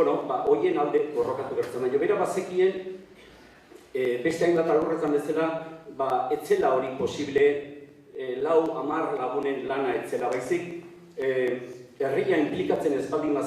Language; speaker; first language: Basque; native; Basque